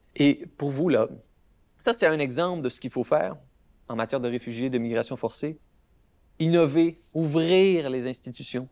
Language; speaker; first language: French; native; French